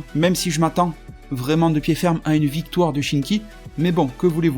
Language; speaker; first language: French; native; French